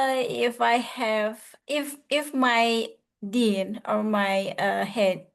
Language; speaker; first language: English; non-native, learner; Indonesian